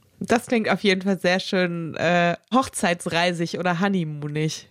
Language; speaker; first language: German; native; German